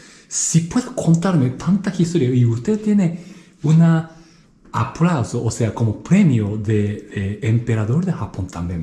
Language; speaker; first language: Spanish; non-native, learner; Japanese